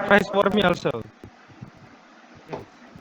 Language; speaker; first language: English; non-native, learner; Indonesian